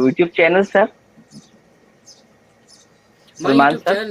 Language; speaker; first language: English; non-native, learner; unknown